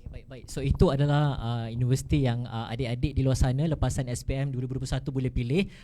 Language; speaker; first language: Malay; native; Malay